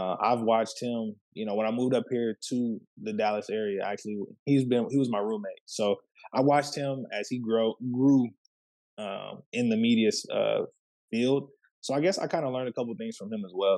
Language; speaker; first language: English; native; English